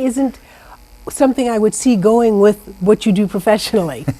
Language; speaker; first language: English; native; English